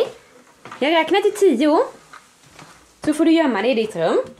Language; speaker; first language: Swedish; native; Swedish